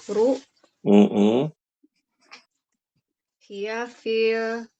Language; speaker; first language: Arabic; non-native, learner; Indonesian